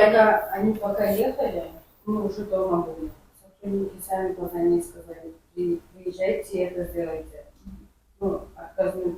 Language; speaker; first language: Russian; non-native, local second language; Kyrgyz